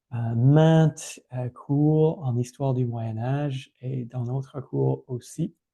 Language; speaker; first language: French; non-native, fluent; English